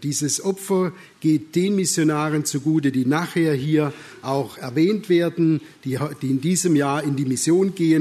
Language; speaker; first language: German; native; German